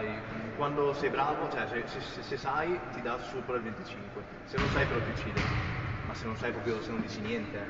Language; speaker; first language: Italian; native; Italian